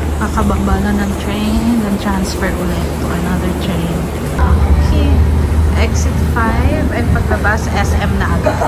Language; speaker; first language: Filipino; native; Filipino